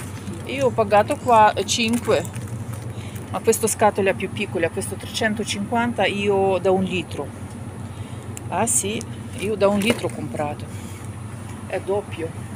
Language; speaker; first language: Italian; non-native, fluent; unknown